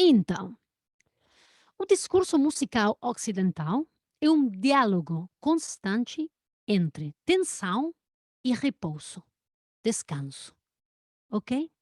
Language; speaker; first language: Portuguese; non-native, learner; Spanish